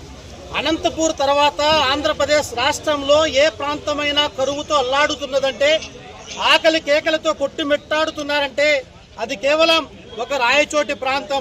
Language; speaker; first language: Telugu; native; Telugu